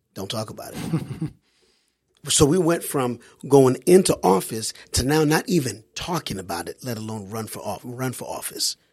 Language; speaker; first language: English; early bilingual, other home language; Haitian Creole